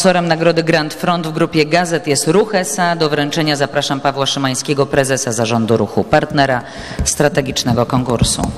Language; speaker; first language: Polish; native; Polish